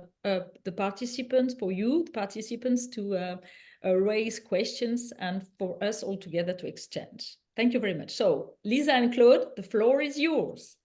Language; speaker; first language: English; non-native, fluent; French